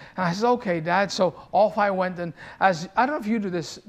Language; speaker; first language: English; native; English